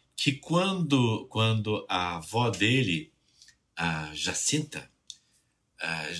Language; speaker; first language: Portuguese; native; Portuguese